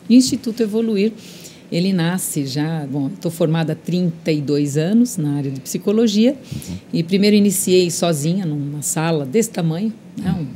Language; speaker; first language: Portuguese; early bilingual, other home language; Spanish